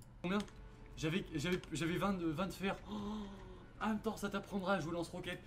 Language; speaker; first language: French; native; French